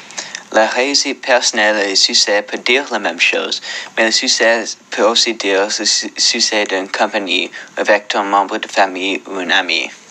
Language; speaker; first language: French; non-native, local second language; English